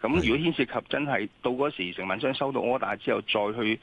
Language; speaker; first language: Cantonese; native; Cantonese